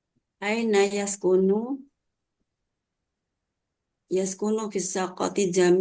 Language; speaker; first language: Arabic; non-native, learner; Indonesian